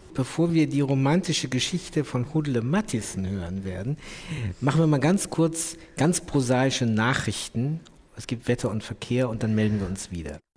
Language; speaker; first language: German; native; German